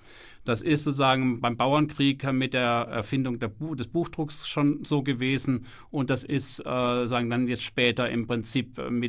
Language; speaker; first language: German; native; German